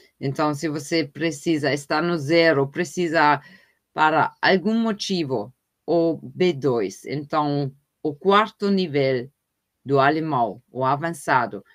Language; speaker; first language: Portuguese; non-native, fluent; German